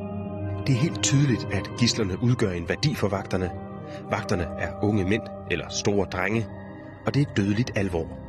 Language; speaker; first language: Danish; native; Danish